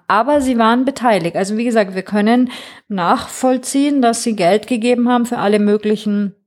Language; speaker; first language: German; non-native, fluent; Greek